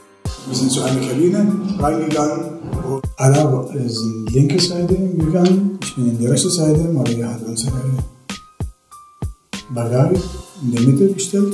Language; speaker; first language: German; non-native, fluent; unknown